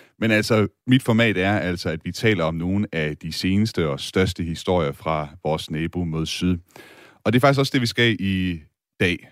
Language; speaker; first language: Danish; native; Danish